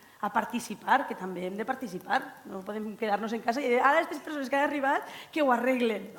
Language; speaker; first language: Catalan; native; Catalan